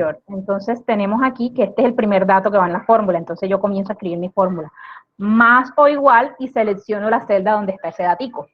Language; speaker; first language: Spanish; native; Spanish